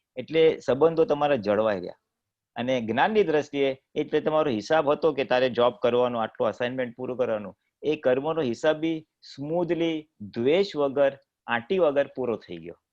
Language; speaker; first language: Gujarati; native; Gujarati